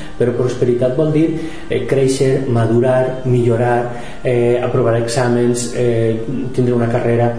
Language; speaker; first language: Catalan; non-native, local second language; Spanish